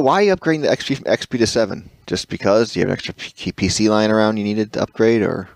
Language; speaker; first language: English; native; English